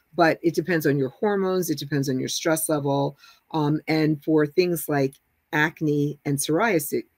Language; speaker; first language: English; native; English